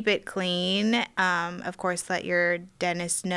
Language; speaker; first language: English; native; English